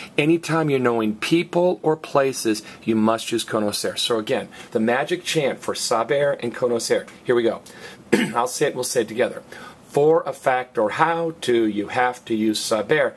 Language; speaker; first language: English; native; English